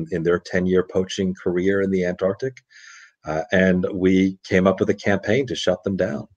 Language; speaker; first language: English; native; English